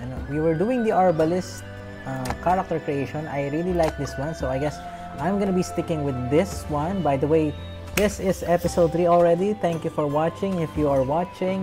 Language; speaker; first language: English; non-native, local second language; Filipino